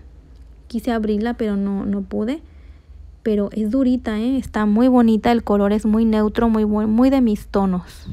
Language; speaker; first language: Spanish; native; Spanish